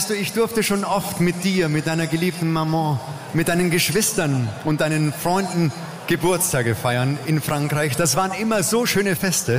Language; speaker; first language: German; native; German